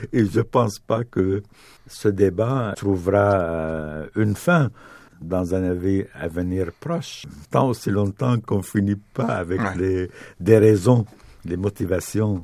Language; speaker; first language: French; non-native, fluent; Arabic